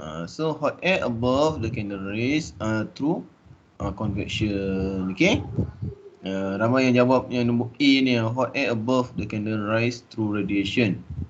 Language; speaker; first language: English; non-native, local second language; Malay